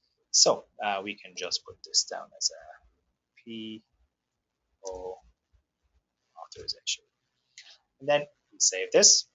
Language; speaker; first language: English; native; English